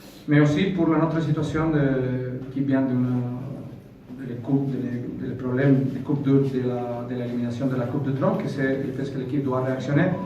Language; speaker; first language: French; non-native, fluent; Spanish